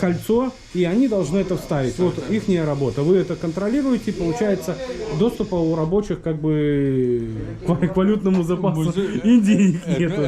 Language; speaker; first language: Russian; native; Russian